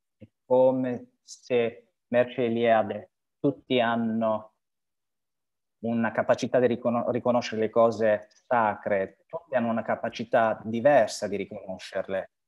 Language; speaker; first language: Italian; non-native, fluent; French